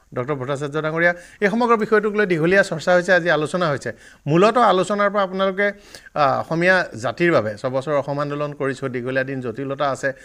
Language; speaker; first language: Assamese; native; Assamese